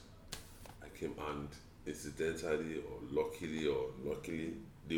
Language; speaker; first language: English; non-native, local second language; Yoruba